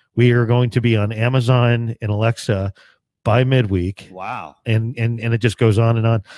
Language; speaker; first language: English; native; English